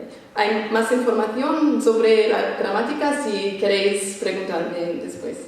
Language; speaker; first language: Spanish; non-native, fluent; English